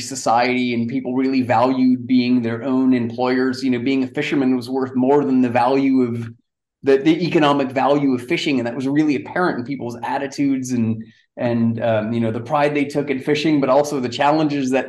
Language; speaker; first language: English; native; English